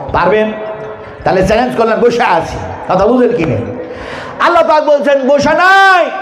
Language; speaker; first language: Bangla; non-native, local second language; Urdu